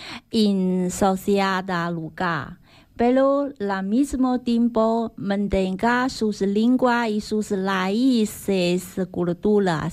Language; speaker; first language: Spanish; non-native, learner; Chinese